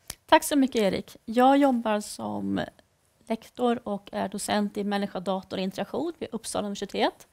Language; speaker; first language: Swedish; native; Swedish